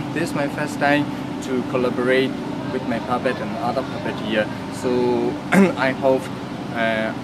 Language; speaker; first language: English; non-native, learner; Burmese